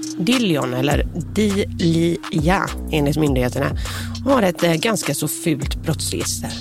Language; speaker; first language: Swedish; native; Swedish